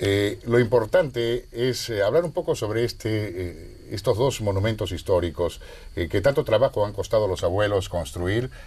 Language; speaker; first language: Spanish; native; Spanish